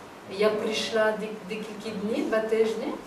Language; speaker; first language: Ukrainian; non-native, learner; French